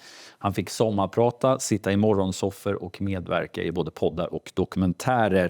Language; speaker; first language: Swedish; native; Swedish